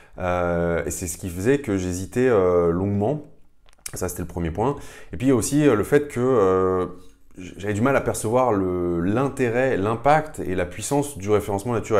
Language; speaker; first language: French; native; French